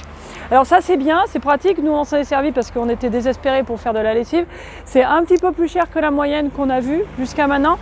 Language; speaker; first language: French; native; French